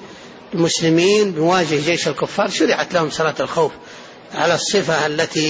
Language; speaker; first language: Arabic; native; Arabic